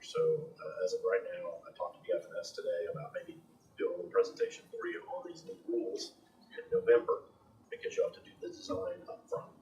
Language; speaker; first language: English; native; English